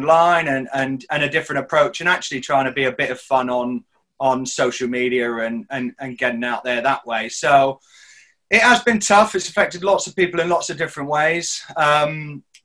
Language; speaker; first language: English; native; English